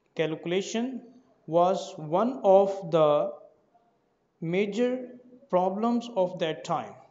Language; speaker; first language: English; non-native, local second language; Urdu